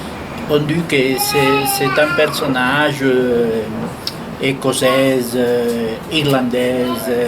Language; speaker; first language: French; non-native, fluent; Spanish